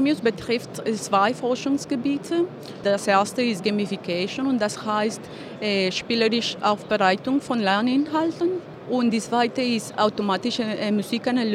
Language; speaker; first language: German; non-native, fluent; Spanish